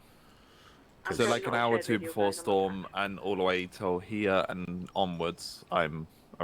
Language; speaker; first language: English; native; English